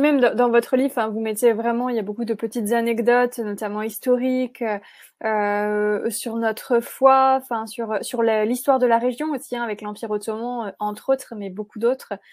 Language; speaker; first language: French; native; French